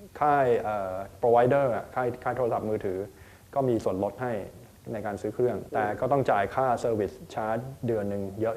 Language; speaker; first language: Thai; native; Thai